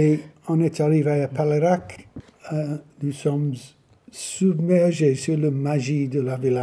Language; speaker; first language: French; non-native, learner; English